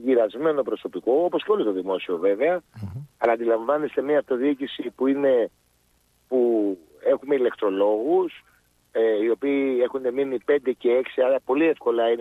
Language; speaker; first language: Greek; native; Greek